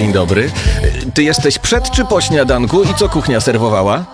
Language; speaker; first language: Polish; native; Polish